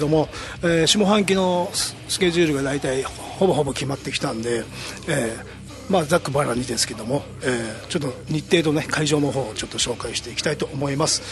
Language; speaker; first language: Japanese; native; Japanese